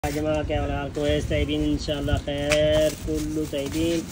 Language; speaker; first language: Arabic; non-native, learner; Urdu